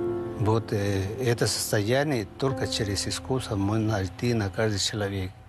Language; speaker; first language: Russian; non-native, learner; Spanish